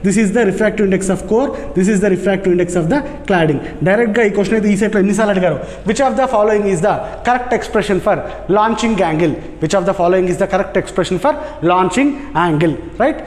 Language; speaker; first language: English; non-native, local second language; Telugu